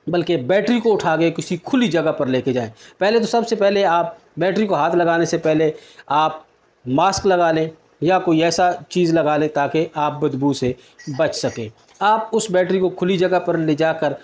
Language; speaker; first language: Urdu; native; Urdu